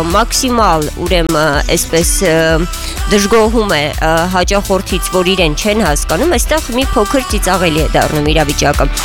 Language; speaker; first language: Armenian; native; Armenian